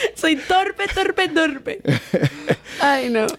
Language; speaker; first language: Spanish; native; Spanish